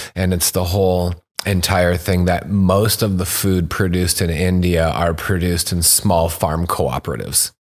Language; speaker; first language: English; native; English